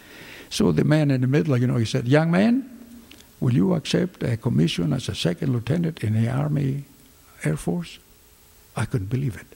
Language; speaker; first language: English; non-native, fluent; Greek